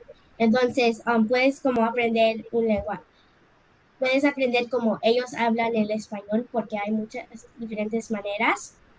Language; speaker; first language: Spanish; early bilingual, heritage; Spanish